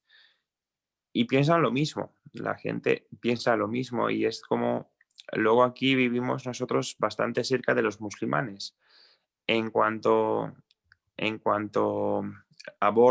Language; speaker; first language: Spanish; non-native, fluent; Croatian